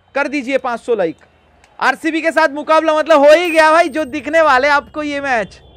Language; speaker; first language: Hindi; non-native, local second language; Bangla